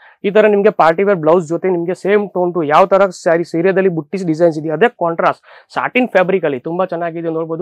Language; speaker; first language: Kannada; non-native, fluent; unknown